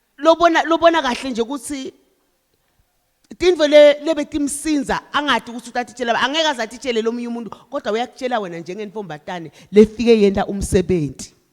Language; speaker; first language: Zulu; non-native, local second language; Swati